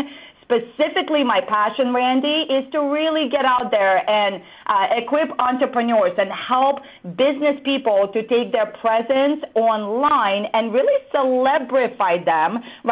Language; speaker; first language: English; non-native, fluent; Russian